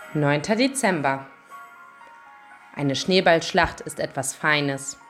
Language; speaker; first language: German; native; German